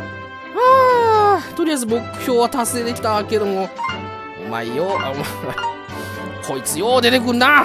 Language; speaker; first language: Japanese; native; Japanese